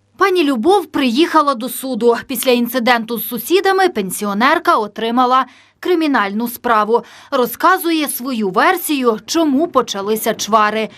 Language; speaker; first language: Ukrainian; native; Ukrainian